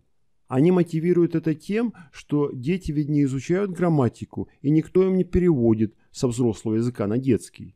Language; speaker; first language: Russian; native; Russian